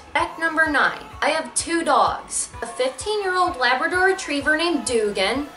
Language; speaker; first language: English; native; English